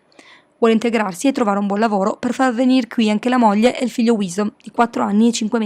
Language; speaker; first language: Italian; native; Italian